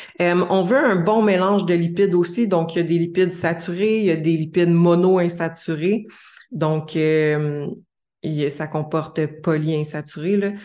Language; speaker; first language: French; native; French